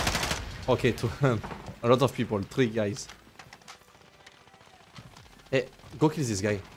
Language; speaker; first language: English; non-native, learner; French